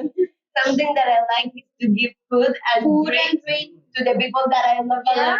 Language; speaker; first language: English; non-native, learner; Spanish